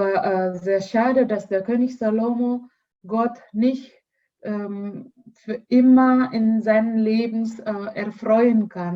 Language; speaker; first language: German; non-native, learner; Indonesian